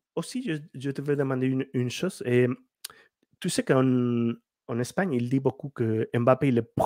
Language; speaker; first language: French; non-native, learner; Spanish